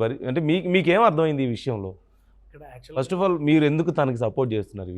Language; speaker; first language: Telugu; native; Telugu